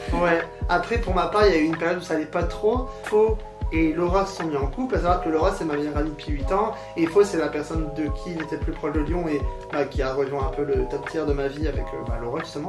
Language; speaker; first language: French; native; French